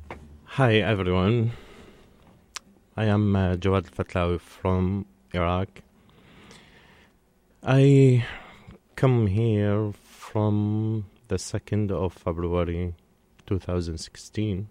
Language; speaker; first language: English; non-native, learner; Arabic